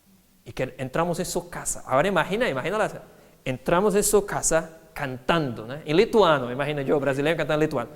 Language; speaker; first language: Spanish; non-native, fluent; Portuguese